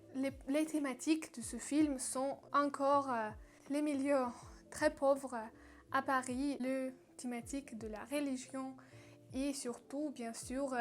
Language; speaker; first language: French; non-native, learner; Russian